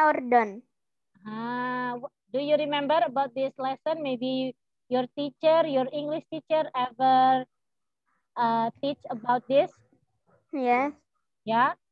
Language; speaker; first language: English; non-native, learner; Indonesian